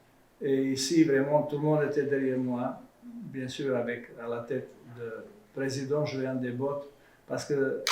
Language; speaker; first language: French; non-native, fluent; Serbian